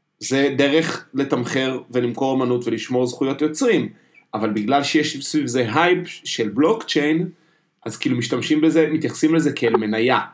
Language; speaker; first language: Hebrew; native; Hebrew